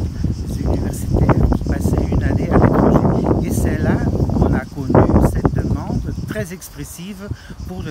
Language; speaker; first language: French; non-native, fluent; Portuguese